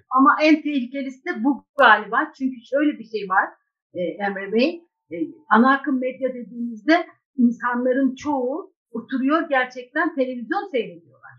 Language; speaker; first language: Turkish; native; Turkish